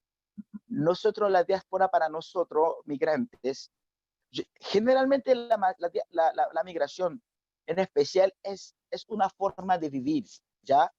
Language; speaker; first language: Spanish; non-native, fluent; Haitian Creole